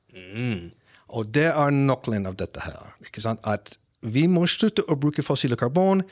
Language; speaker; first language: Norwegian; non-native, fluent; English